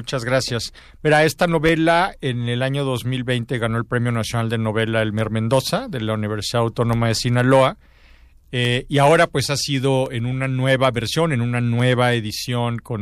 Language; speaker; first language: Spanish; native; Spanish